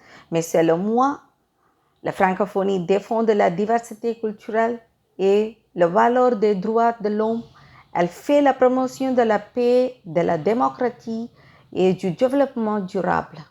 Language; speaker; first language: French; non-native, fluent; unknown